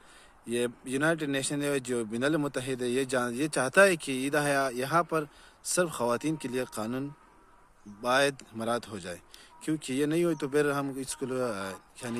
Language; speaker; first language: Hindi; non-native, learner; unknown